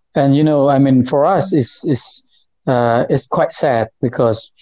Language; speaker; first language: English; non-native, learner; Lao